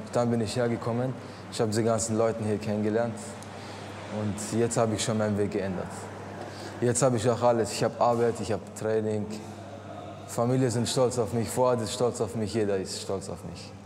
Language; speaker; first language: German; non-native, learner; Arabic